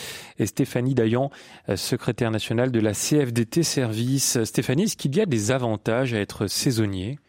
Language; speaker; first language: French; native; French